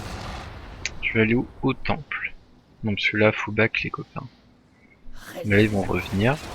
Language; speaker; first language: French; native; French